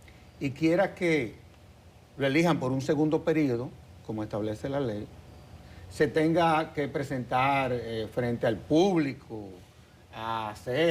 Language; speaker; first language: Spanish; native; Spanish